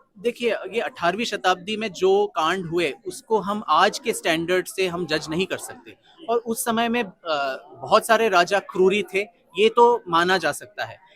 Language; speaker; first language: Hindi; non-native, local second language; Kannada